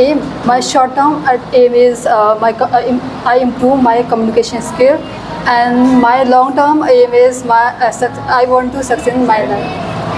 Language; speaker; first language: English; non-native, learner; Hindi